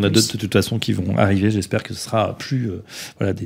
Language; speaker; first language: French; native; French